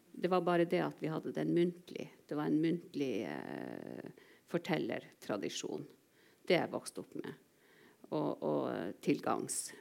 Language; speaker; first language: Norwegian; non-native, local second language; Northern Sami